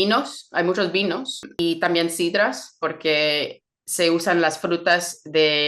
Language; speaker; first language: Spanish; non-native, fluent; English